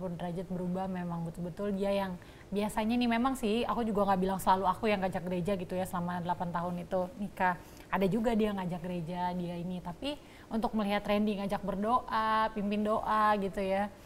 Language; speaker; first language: Indonesian; native; Indonesian